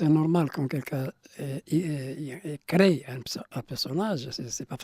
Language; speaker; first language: French; non-native, local second language; Arabic